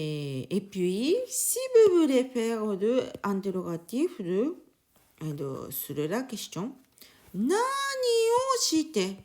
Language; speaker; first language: French; non-native, learner; Japanese